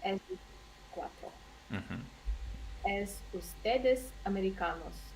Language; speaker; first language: Spanish; non-native, learner; Russian